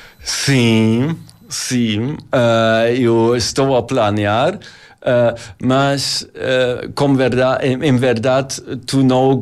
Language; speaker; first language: Portuguese; non-native, learner; German